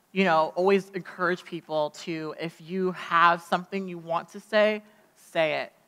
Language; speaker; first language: English; native; English